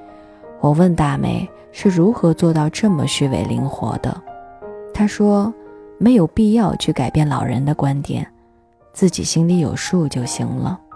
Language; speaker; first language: Chinese; native; Chinese